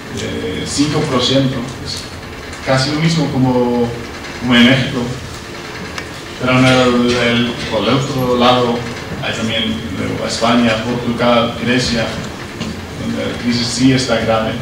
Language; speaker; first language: Spanish; non-native, learner; Dutch